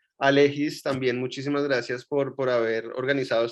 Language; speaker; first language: Spanish; native; Spanish